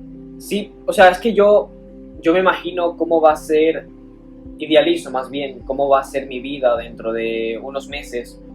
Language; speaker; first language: Spanish; native; Spanish